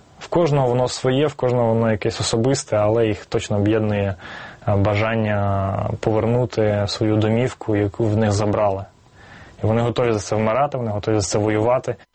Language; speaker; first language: Ukrainian; native; Ukrainian